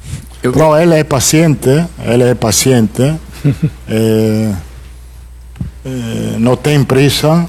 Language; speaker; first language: Portuguese; non-native, fluent; Italian